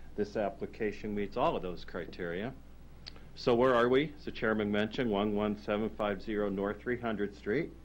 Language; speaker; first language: English; native; English